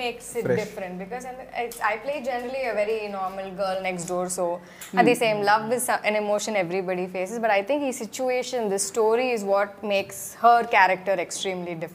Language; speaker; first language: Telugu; non-native, learner; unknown